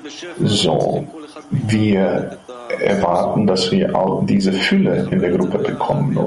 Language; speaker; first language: German; non-native, fluent; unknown